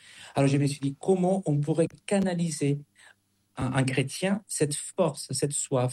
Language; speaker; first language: French; non-native, fluent; Spanish